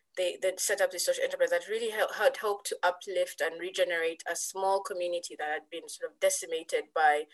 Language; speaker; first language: English; non-native, local second language; Ganda